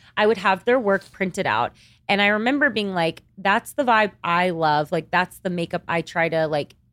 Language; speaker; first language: English; native; English